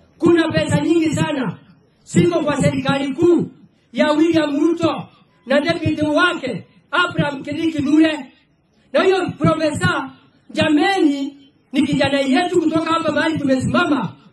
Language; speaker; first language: Swahili; non-native, local second language; Meru